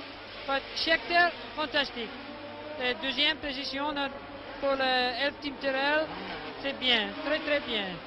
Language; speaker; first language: French; non-native, learner; English